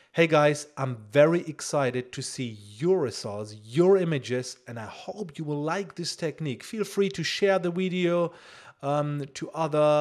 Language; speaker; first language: English; non-native, fluent; German